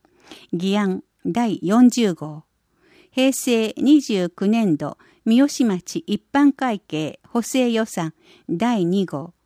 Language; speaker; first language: Japanese; native; Japanese